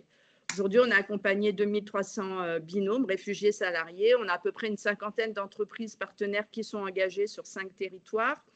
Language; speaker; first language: French; native; French